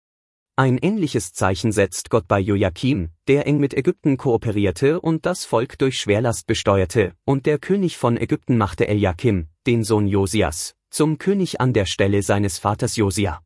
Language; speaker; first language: German; native; German